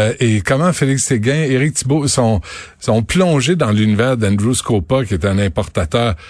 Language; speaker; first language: French; native; French